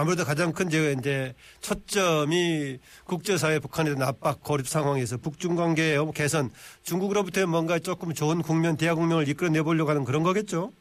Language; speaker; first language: Korean; native; Korean